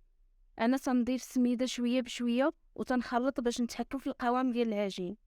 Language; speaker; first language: Arabic; native; Arabic